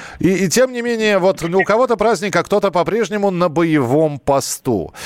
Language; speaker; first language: Russian; native; Russian